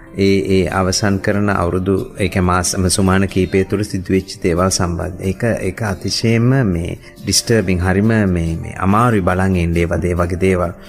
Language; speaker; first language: Sinhala; non-native, local second language; Tamil